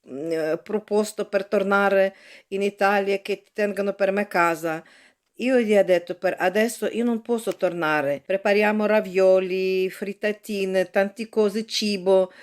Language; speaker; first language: Italian; non-native, learner; Ukrainian